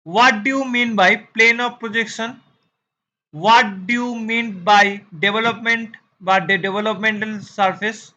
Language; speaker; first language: English; non-native, local second language; Bangla